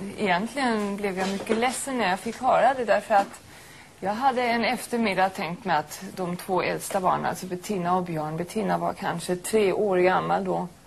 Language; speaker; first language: Swedish; non-native, fluent; German